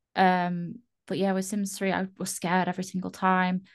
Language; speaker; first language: English; native; English